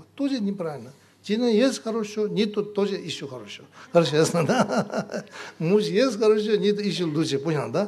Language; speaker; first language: Russian; non-native, learner; Tibetan